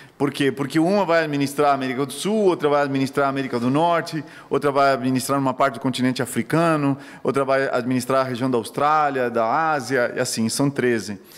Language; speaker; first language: Portuguese; non-native, fluent; Spanish